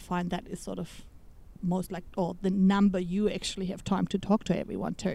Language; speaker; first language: English; non-native, fluent; German